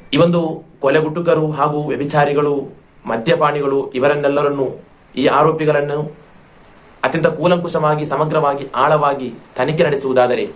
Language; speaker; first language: Kannada; non-native, local second language; Malayalam